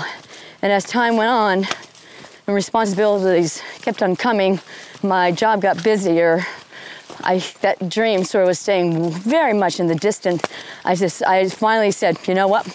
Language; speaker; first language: English; native; English